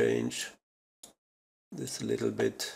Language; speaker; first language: English; non-native, fluent; German